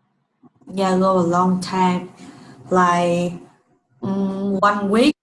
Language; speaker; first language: English; non-native, learner; Vietnamese